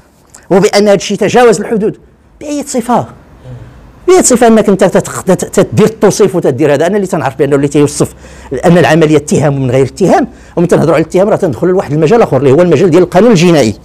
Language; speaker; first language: Arabic; native; Arabic